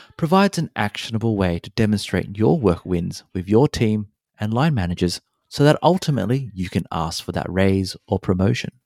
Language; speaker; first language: English; native; English